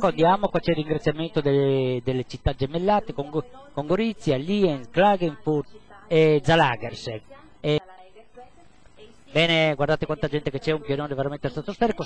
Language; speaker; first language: Italian; native; Italian